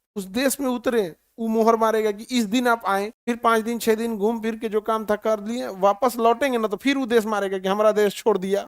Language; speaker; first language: Hindi; native; Hindi